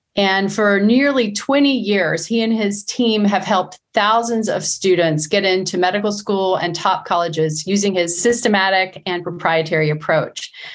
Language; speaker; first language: English; native; English